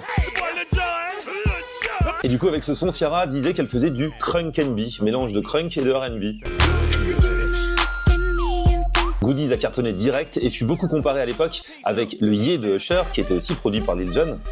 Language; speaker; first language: French; native; French